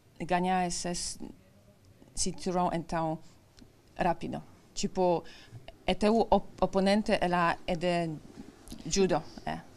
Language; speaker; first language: Portuguese; non-native, learner; Polish